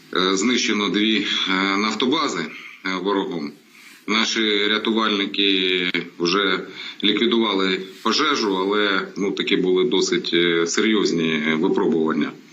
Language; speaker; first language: Ukrainian; native; Ukrainian